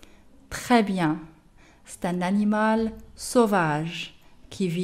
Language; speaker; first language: French; non-native, local second language; Arabic